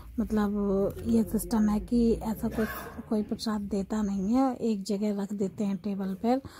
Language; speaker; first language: Hindi; native; Hindi